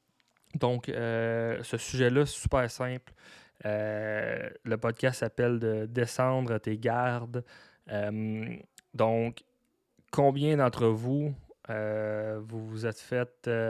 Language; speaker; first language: French; native; French